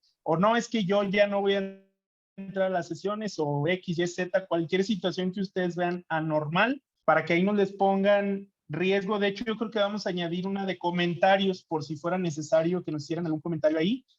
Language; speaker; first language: Spanish; native; Spanish